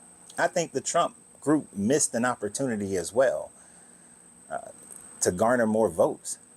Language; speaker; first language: English; native; English